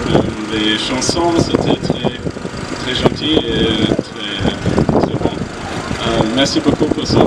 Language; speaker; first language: French; non-native, learner; German